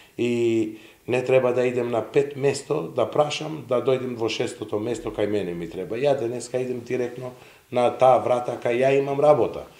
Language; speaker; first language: Macedonian; non-native, local second language; Serbian